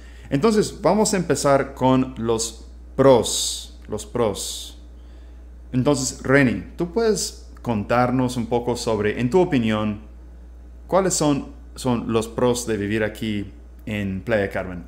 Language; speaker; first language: Spanish; non-native, fluent; English